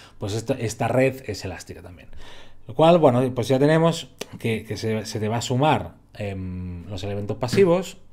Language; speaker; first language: Spanish; native; Spanish